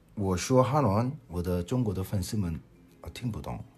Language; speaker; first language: Chinese; non-native, learner; Korean